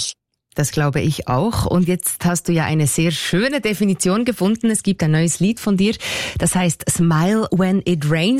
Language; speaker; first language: German; native; German